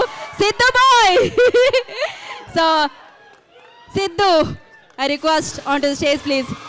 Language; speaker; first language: Telugu; native; Telugu